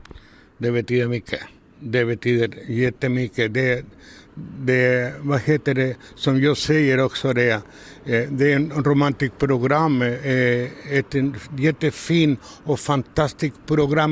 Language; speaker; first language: Swedish; non-native, learner; Spanish